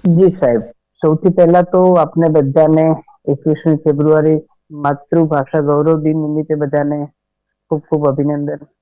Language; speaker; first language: Gujarati; native; Gujarati